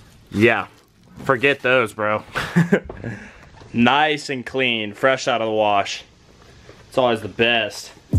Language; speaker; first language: English; native; English